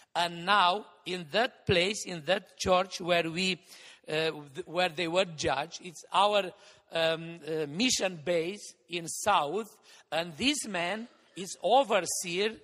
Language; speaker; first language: English; non-native, fluent; Romanian